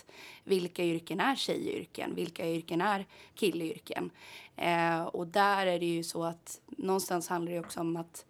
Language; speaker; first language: Swedish; native; Swedish